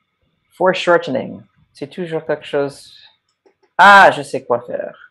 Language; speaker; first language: French; non-native, fluent; English